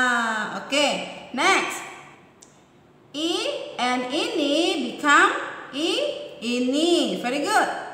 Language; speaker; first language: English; non-native, learner; Indonesian